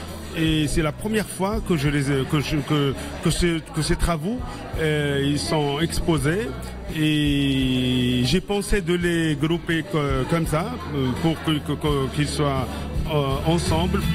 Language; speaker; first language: French; non-native, local second language; Arabic